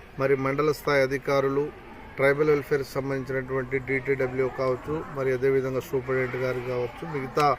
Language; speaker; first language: Telugu; non-native, local second language; Lambadi